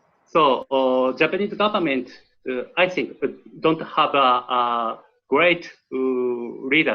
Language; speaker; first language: English; non-native, learner; Japanese